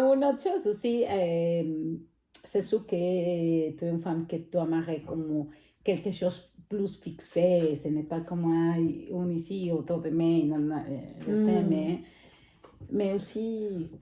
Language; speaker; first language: French; non-native, fluent; Spanish